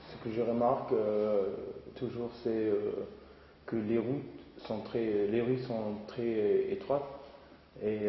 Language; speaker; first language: French; non-native, fluent; German